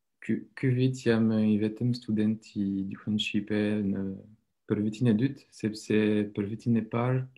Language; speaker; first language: Albanian; non-native, learner; French